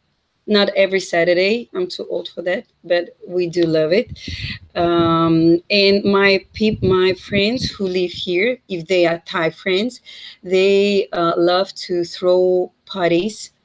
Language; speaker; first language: English; non-native, fluent; Russian